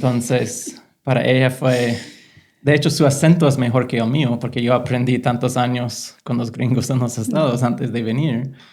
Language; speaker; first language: Spanish; non-native, fluent; English